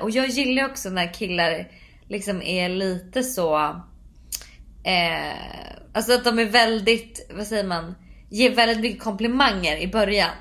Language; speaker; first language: Swedish; native; Swedish